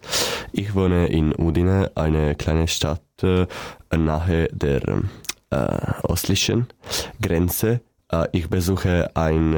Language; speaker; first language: German; non-native, learner; Italian